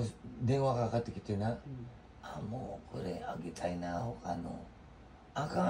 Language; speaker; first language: Japanese; non-native, learner; Filipino